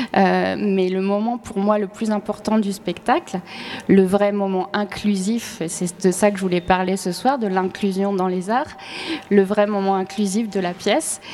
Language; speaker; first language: French; native; French